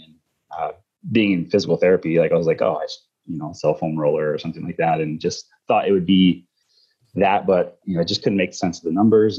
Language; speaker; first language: English; native; English